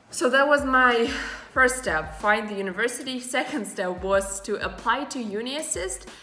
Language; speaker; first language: English; non-native, fluent; Russian